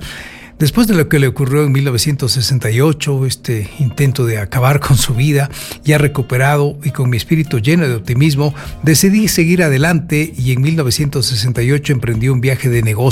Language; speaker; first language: Spanish; native; Spanish